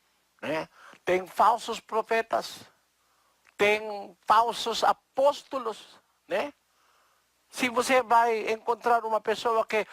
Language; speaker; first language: Portuguese; non-native, learner; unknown